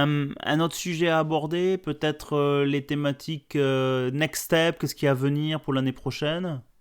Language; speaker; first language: French; native; French